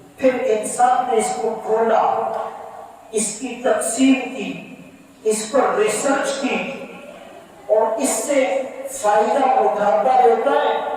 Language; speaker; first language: Urdu; non-native, local second language; Pashto